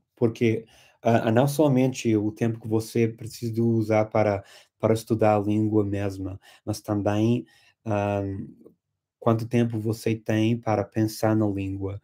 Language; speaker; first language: Portuguese; non-native, fluent; English